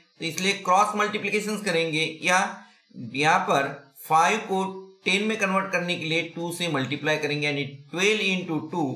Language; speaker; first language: Hindi; non-native, local second language; Marathi